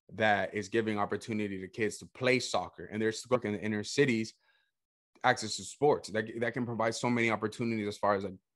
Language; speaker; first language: English; early bilingual, other home language; Spanish